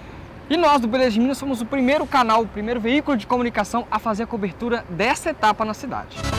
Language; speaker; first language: Portuguese; native; Portuguese